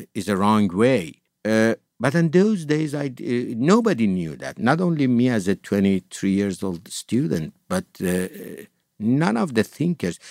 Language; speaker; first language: English; non-native, fluent; Persian